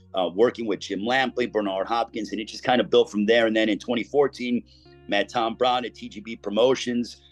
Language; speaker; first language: English; native; English